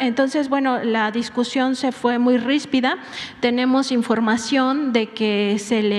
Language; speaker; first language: Spanish; native; Spanish